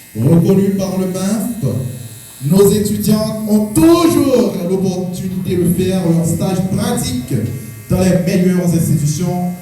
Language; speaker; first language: French; non-native, local second language; Haitian Creole